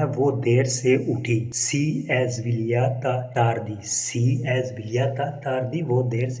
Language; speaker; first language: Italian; non-native, fluent; Punjabi